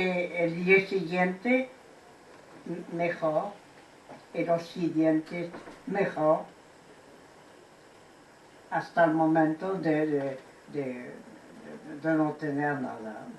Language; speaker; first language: Spanish; non-native, fluent; French